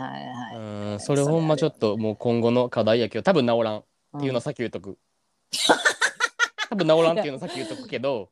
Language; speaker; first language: Japanese; native; Japanese